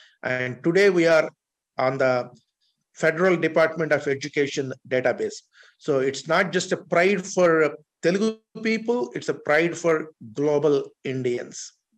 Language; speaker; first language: English; non-native, local second language; Telugu